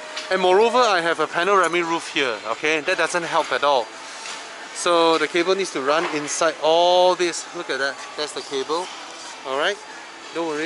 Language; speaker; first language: English; non-native, local second language; Chinese